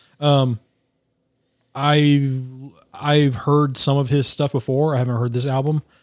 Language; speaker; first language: English; native; English